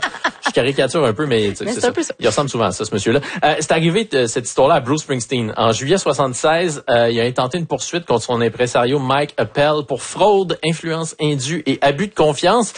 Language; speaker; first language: French; native; French